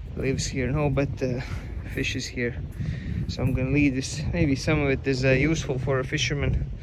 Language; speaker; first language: English; non-native, fluent; Latvian